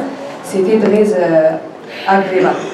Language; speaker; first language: French; non-native, learner; Arabic